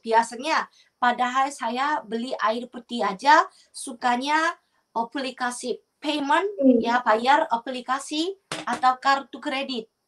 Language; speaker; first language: Indonesian; non-native, fluent; Korean